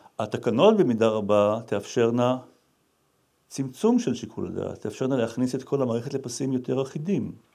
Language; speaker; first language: Hebrew; native; Hebrew